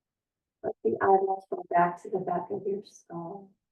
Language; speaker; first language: English; native; English